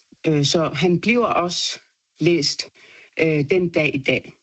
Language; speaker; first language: Danish; non-native, local second language; Kalaallisut